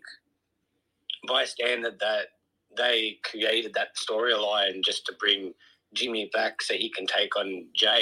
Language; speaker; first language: English; native; English